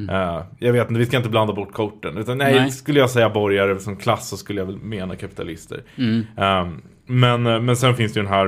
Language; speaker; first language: Swedish; native; Swedish